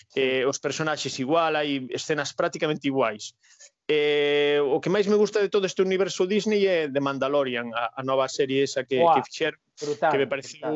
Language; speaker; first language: Galician; native; Galician